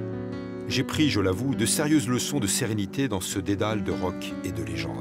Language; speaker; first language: French; native; French